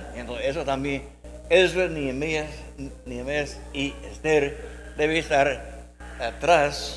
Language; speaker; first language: Spanish; non-native, learner; English